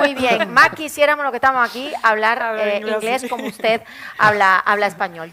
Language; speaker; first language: Spanish; native; Spanish